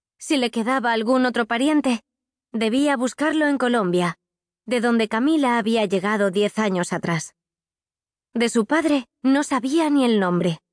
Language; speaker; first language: Spanish; native; Spanish